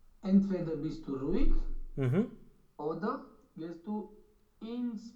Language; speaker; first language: German; non-native, learner; Romanian